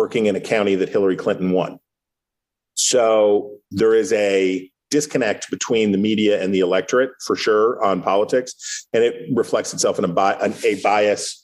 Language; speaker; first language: English; native; English